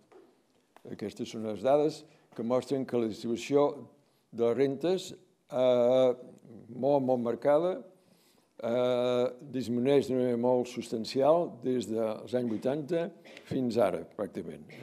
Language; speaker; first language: Catalan; native; Catalan